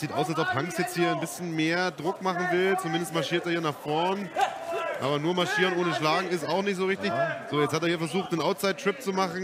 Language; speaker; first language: German; native; German